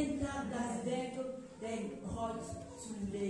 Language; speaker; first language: German; non-native, fluent; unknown